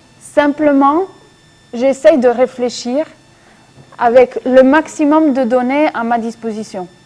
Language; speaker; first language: French; non-native, fluent; Italian